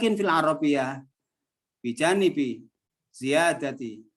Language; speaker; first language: Arabic; non-native, fluent; Indonesian